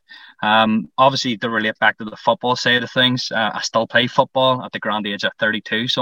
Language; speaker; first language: English; native; English